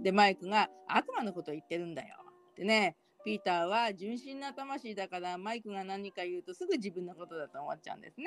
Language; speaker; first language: Japanese; native; Japanese